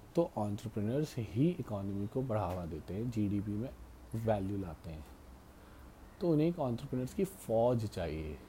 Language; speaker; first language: Hindi; native; Hindi